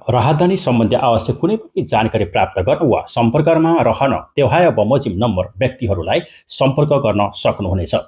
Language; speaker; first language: Nepali; native; Nepali